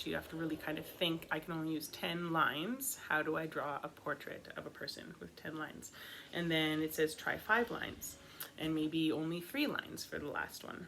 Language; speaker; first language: English; native; English